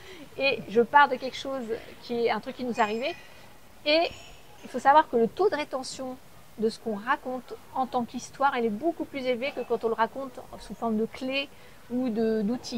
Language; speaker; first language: French; native; French